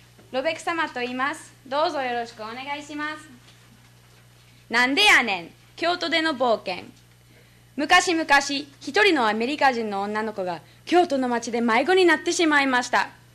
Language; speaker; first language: Japanese; non-native, fluent; English